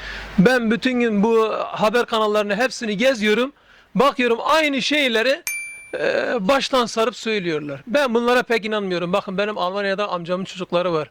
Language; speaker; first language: Turkish; native; Turkish